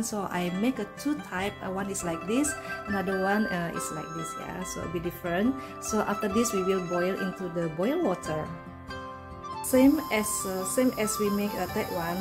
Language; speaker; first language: English; non-native, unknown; Indonesian